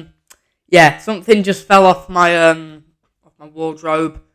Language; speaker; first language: English; native; English